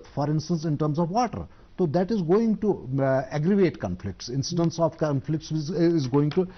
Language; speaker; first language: Hindi; non-native, local second language; Kashmiri